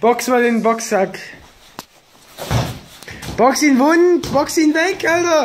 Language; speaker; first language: German; native; German